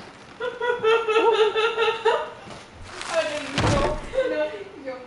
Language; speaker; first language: Spanish; native; Spanish